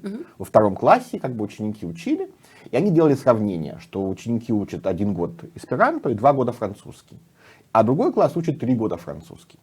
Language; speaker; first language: Russian; native; Russian